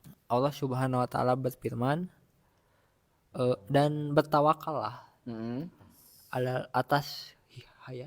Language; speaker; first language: Indonesian; non-native, local second language; Sundanese